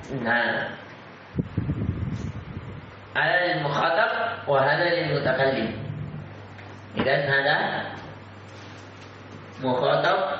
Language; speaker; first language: Arabic; non-native, fluent; Indonesian